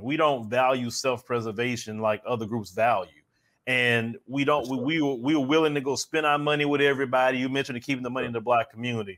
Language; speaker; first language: English; native; English